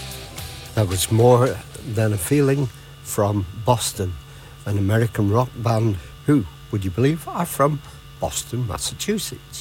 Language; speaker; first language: English; native; English